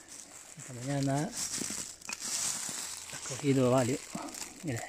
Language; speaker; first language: Spanish; non-native, learner; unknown